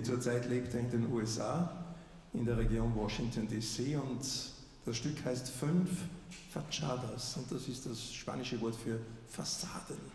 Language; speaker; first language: German; native; German